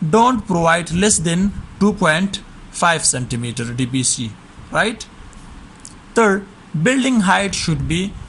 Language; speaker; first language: English; non-native, local second language; Urdu